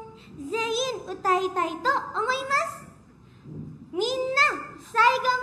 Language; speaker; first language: Japanese; non-native, learner; Indonesian